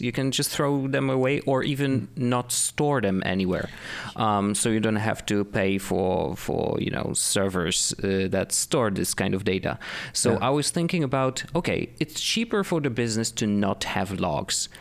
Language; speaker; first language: English; non-native, fluent; Polish